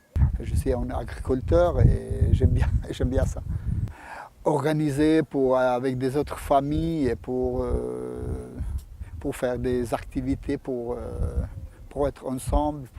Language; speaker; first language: French; non-native, learner; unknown